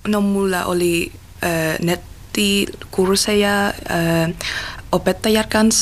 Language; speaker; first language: Finnish; non-native, learner; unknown